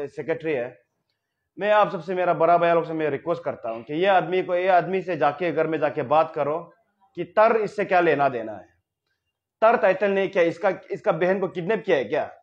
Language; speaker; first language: Hindi; non-native, local second language; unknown